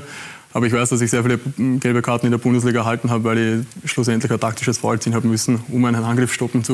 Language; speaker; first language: German; native; German